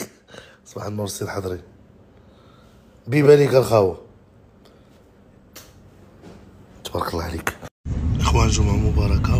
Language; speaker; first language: Arabic; native; Arabic